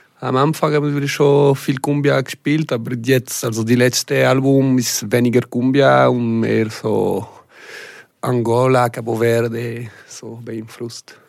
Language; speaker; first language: German; non-native, local second language; French